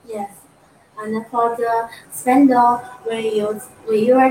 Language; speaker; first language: English; non-native, learner; Chinese